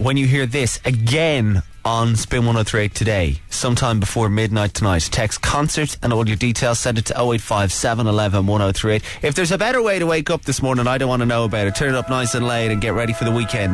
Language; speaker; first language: English; native; English